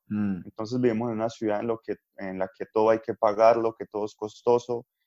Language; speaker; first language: Spanish; native; Spanish